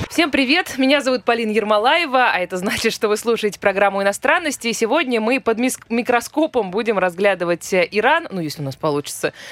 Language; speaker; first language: Russian; native; Russian